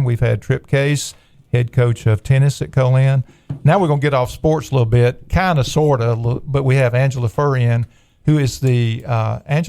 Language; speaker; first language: English; native; English